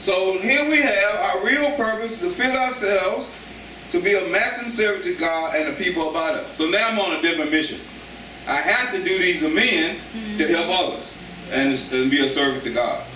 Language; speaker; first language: English; native; English